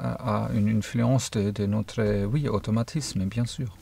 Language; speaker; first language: French; non-native, fluent; German